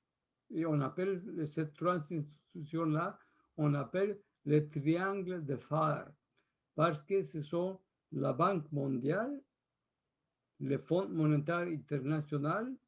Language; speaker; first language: French; non-native, fluent; Spanish